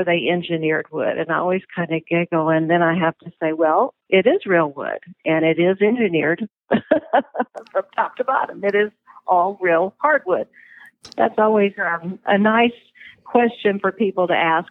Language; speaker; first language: English; native; English